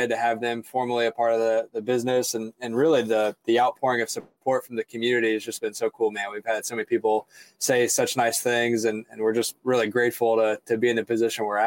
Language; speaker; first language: English; native; English